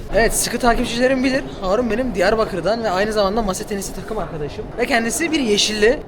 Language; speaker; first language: Turkish; native; Turkish